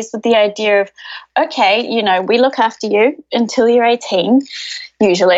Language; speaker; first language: English; native; English